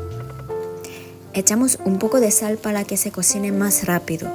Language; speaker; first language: Spanish; non-native, fluent; Japanese